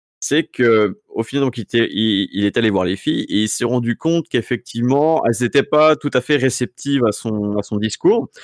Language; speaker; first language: French; native; French